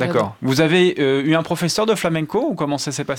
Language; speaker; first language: French; native; French